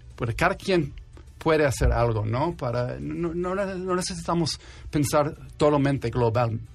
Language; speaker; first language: Spanish; non-native, fluent; English